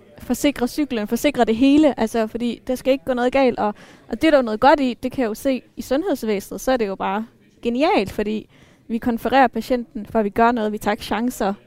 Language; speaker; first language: Danish; early bilingual, other home language; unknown